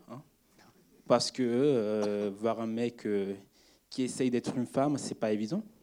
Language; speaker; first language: French; non-native, fluent; Spanish